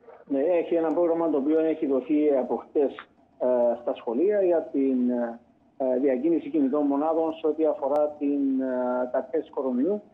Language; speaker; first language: Greek; native; Greek